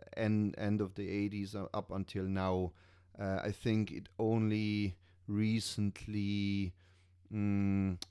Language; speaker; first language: English; non-native, fluent; German